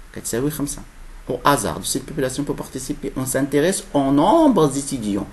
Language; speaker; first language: French; non-native, local second language; Arabic